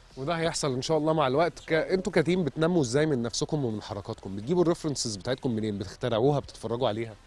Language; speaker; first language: Egyptian Arabic; native; Egyptian Arabic